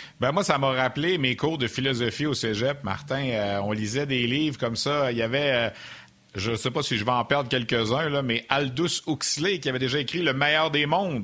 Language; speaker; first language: French; native; French